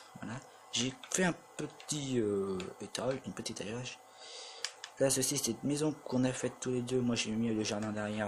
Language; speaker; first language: French; native; French